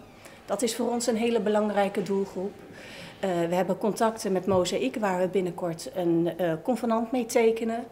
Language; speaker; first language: Dutch; native; Dutch